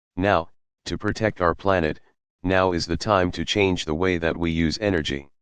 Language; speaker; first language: English; native; English